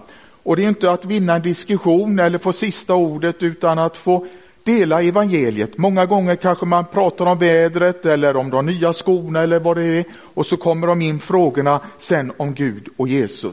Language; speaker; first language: Swedish; native; Swedish